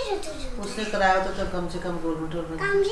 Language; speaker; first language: Hindi; native; Hindi